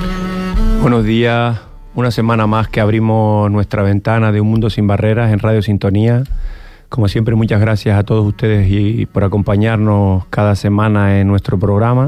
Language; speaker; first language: Spanish; native; Spanish